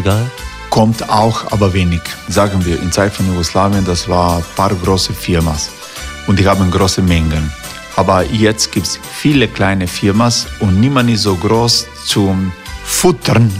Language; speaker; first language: German; non-native, learner; Croatian